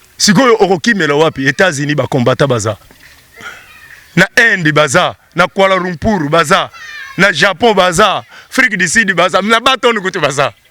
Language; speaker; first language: Lingala; non-native, local second language; Kongo